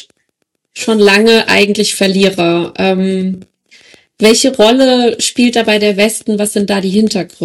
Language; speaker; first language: German; native; German